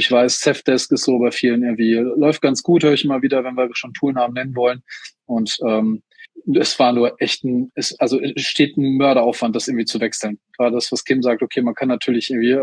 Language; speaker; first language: German; native; German